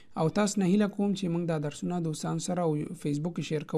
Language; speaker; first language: Pashto; native; Pashto